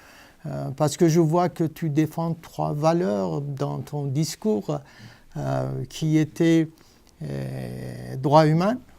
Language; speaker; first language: French; non-native, fluent; Persian